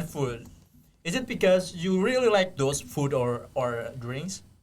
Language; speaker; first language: English; non-native, fluent; Indonesian